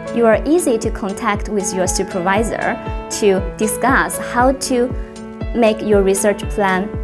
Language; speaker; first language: English; non-native, fluent; Chinese